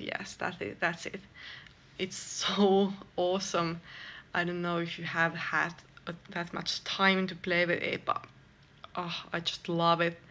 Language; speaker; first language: English; non-native, fluent; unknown